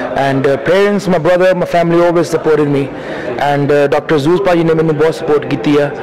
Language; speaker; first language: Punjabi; early bilingual, heritage; Punjabi